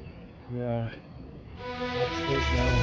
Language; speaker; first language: English; non-native, learner; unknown